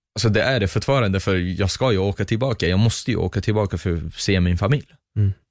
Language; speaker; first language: Swedish; non-native, fluent; Arabic